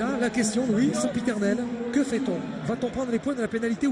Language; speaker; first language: French; native; French